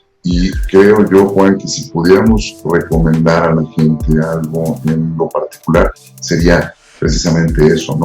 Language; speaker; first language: Spanish; native; Spanish